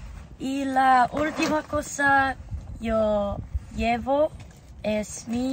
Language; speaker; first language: Spanish; non-native, learner; English